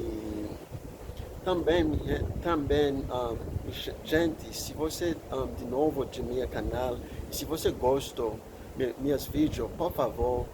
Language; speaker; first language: Portuguese; non-native, learner; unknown